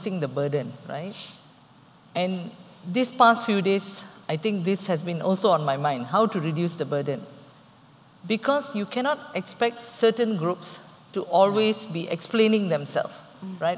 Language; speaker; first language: English; non-native, local second language; Tamil